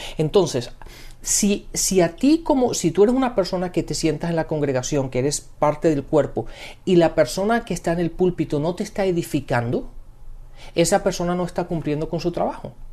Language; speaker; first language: Spanish; early bilingual, heritage; Spanish